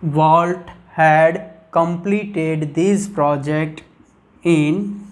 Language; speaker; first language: English; non-native, local second language; Gujarati